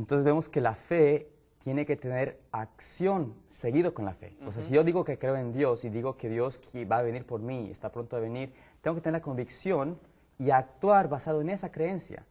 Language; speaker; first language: Spanish; native; Spanish